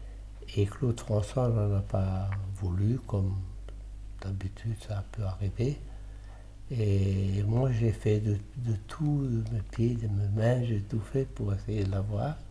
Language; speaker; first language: French; early bilingual, other home language; Italian